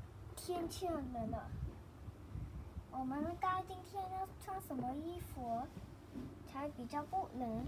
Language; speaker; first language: Chinese; non-native, learner; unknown